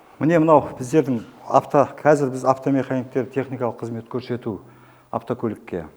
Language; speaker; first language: Kazakh; native; Kazakh